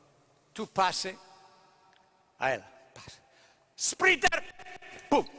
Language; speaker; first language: Spanish; non-native, learner; English